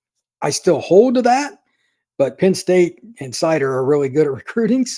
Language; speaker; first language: English; native; English